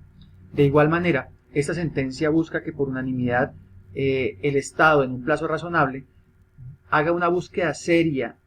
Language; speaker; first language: Spanish; native; Spanish